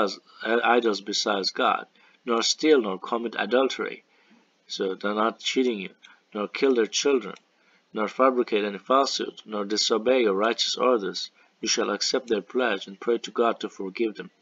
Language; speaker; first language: English; non-native, fluent; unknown